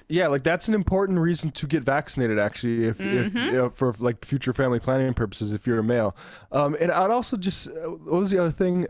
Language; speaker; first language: English; native; English